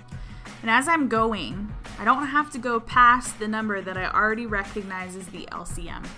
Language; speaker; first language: English; native; English